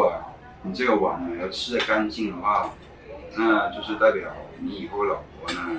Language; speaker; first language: Chinese; non-native, local second language; Cantonese